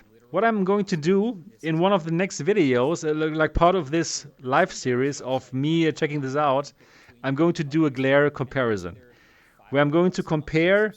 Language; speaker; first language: English; non-native, fluent; German